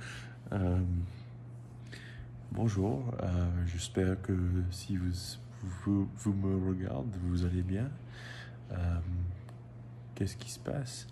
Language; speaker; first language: French; non-native, learner; English